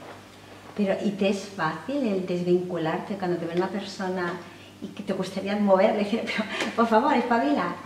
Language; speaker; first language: Spanish; native; Spanish